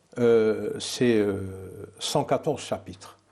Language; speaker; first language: French; non-native, local second language; Arabic